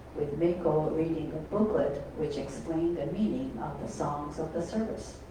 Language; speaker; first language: English; non-native, fluent; Japanese